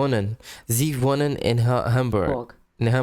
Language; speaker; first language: German; non-native, learner; Portuguese